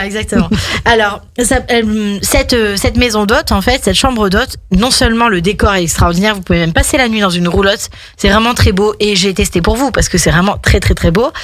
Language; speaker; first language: French; native; French